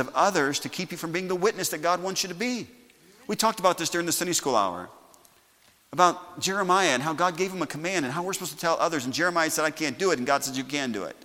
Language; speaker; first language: English; native; English